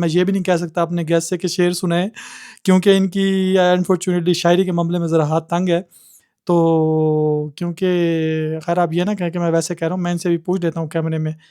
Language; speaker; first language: Urdu; native; Urdu